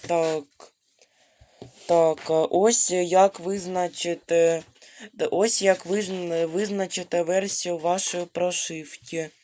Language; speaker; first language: Ukrainian; non-native, local second language; Russian